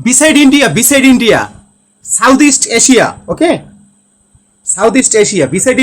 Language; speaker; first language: English; non-native, learner; Bangla